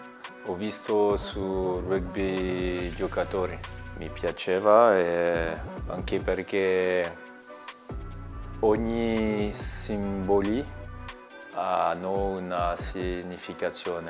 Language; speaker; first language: Italian; non-native, learner; French